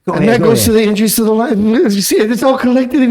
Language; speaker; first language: English; native; English